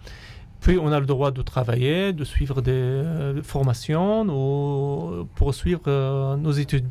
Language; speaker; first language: French; non-native, fluent; Arabic